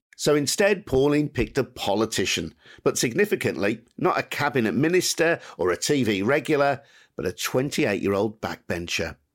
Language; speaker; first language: English; native; English